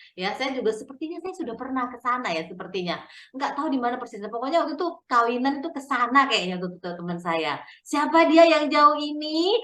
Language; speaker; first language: Indonesian; native; Indonesian